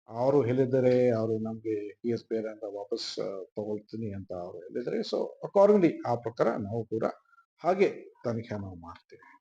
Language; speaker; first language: Kannada; non-native, fluent; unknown